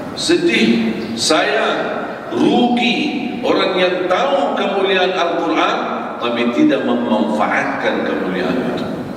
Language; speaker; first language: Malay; non-native, fluent; Arabic